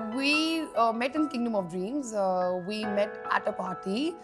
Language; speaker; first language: English; non-native, local second language; Hindi